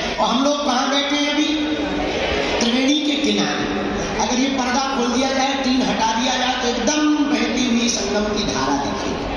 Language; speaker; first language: Hindi; native; Hindi